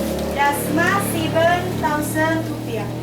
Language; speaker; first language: German; non-native, learner; Indonesian